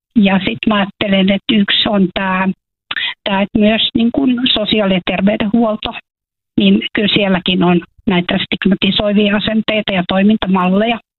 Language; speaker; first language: Finnish; native; Finnish